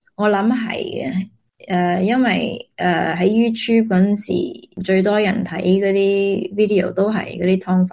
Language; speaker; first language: Cantonese; early bilingual, heritage; Cantonese